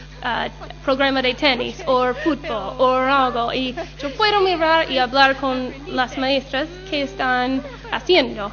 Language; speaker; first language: Spanish; non-native, learner; English